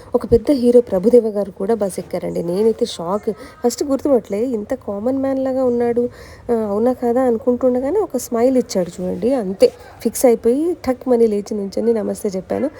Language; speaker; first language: Telugu; native; Telugu